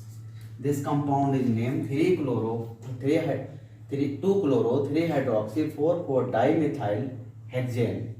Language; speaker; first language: English; non-native, local second language; Hindi